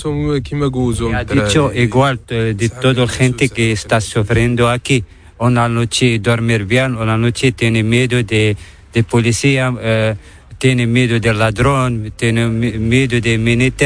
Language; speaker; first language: Spanish; non-native, learner; Arabic